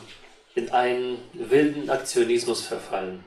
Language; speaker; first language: German; non-native, fluent; Russian